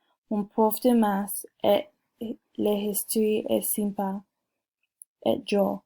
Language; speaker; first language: French; non-native, learner; English